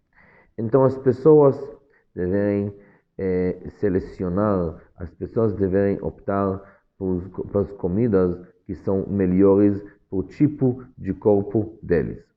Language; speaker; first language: Portuguese; non-native, fluent; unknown